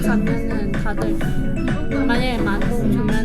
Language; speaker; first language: Korean; non-native, fluent; Vietnamese